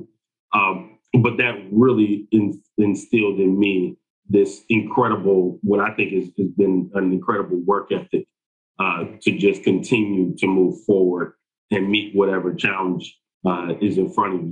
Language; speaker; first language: English; native; English